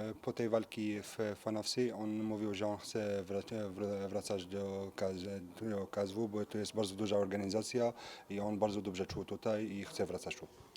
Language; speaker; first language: Polish; early bilingual, heritage; French